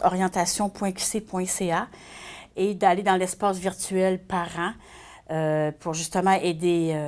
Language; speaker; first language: French; native; French